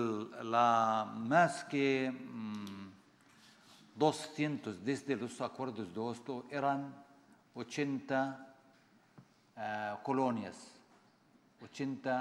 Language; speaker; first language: Spanish; non-native, fluent; Arabic